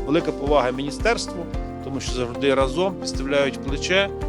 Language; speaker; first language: Ukrainian; native; Ukrainian